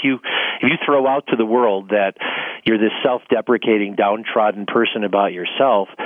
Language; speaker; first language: English; native; English